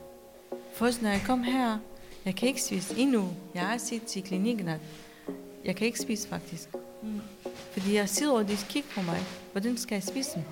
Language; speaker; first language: Danish; non-native, learner; Persian